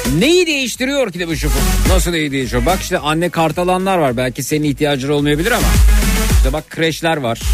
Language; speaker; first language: Turkish; native; Turkish